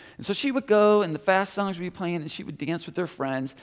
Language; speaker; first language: English; native; English